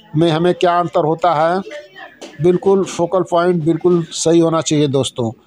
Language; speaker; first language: Hindi; native; Hindi